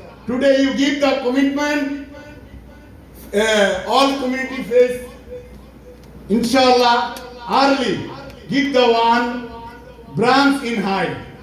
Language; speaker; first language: English; non-native, learner; Bangla